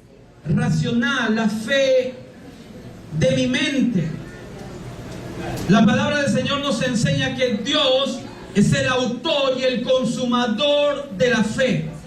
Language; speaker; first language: Spanish; native; Spanish